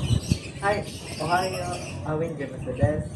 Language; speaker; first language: Japanese; non-native, learner; Filipino